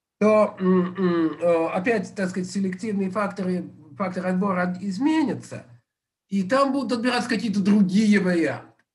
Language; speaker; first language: Russian; native; Russian